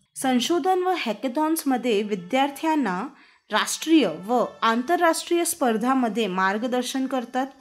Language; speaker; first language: Marathi; non-native, local second language; Hindi